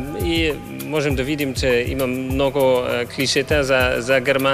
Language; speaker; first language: Bulgarian; non-native, fluent; German